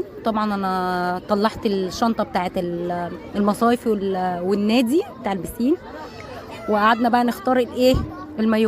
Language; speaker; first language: Arabic; native; Arabic